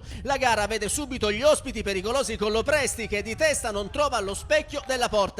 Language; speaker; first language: Italian; native; Italian